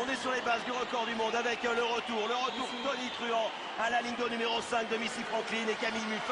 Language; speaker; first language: French; native; French